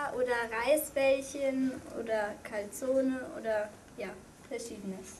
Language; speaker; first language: German; early bilingual, other home language; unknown